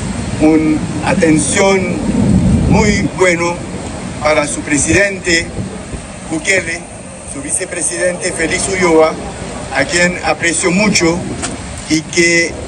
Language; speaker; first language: Spanish; non-native, learner; Haitian Creole